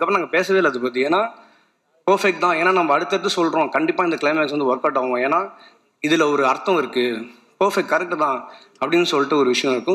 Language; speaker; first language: Tamil; native; Tamil